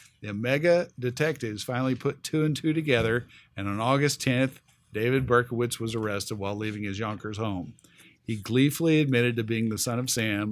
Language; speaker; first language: English; native; English